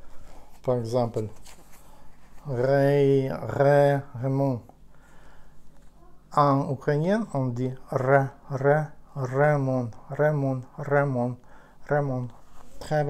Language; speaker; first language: French; non-native, learner; Ukrainian